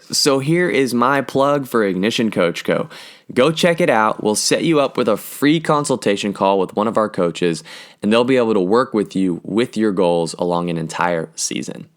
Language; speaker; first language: English; native; English